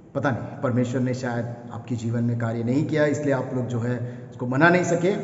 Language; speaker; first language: Hindi; non-native, local second language; Kannada